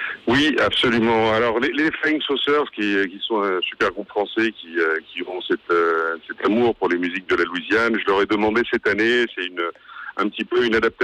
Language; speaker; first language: French; native; French